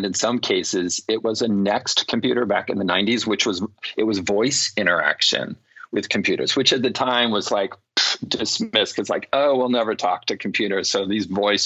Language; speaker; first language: English; native; English